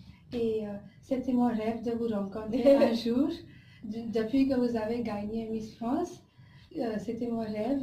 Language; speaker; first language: French; non-native, learner; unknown